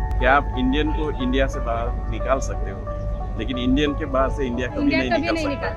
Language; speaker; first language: Hindi; native; Hindi